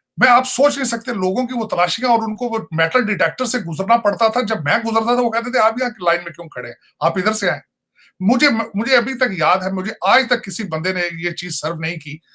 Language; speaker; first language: Urdu; non-native, local second language; Punjabi